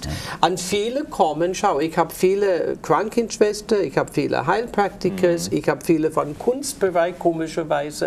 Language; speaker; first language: German; non-native, fluent; English